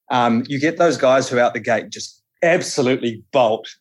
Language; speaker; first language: English; native; English